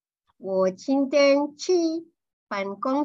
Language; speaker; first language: Chinese; non-native, learner; Malay